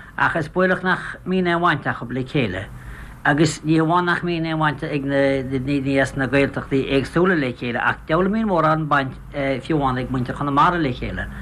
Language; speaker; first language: Irish; native; Irish